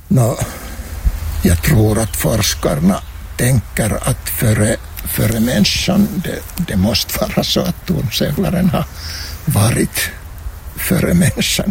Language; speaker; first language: Swedish; non-native, local second language; Finnish